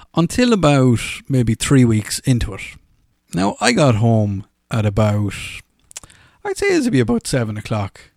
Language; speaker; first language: English; native; English